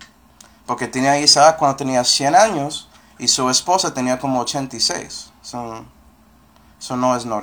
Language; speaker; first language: Spanish; non-native, fluent; English